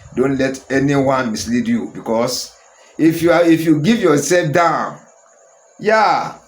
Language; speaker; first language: English; non-native, local second language; Yoruba